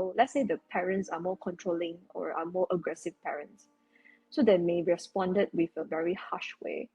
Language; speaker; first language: English; non-native, local second language; Chinese